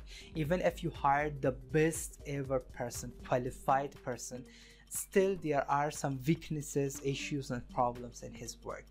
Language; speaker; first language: English; non-native, fluent; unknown